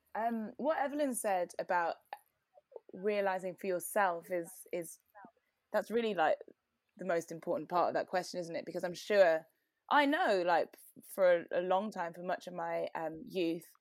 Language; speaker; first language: English; native; English